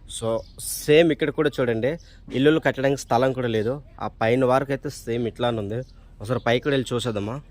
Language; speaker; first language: Telugu; native; Telugu